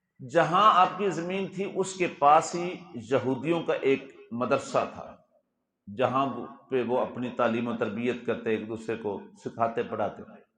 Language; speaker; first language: Urdu; non-native, local second language; Punjabi